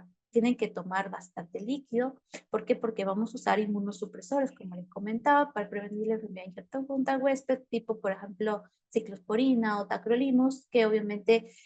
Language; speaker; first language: Spanish; native; Spanish